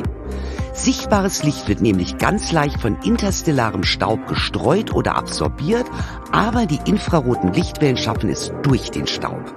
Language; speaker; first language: German; native; German